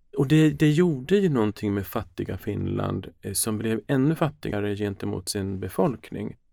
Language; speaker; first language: Swedish; early bilingual, other home language; Finnish